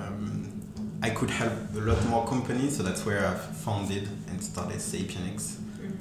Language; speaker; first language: English; non-native, fluent; French